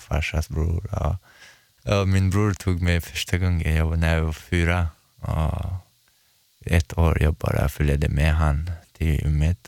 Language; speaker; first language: Swedish; non-native, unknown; Chechen